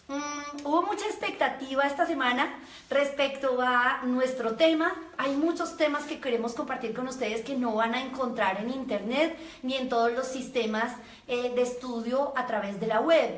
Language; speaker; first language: Spanish; native; Spanish